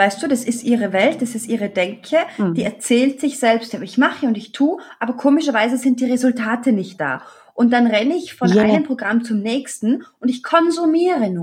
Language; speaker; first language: German; native; German